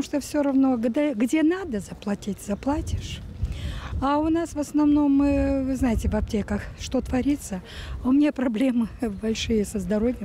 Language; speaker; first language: Russian; native; Russian